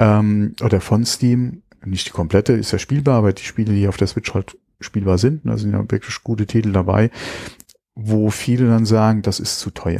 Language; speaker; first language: German; native; German